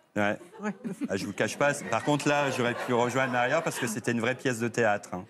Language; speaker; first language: French; native; French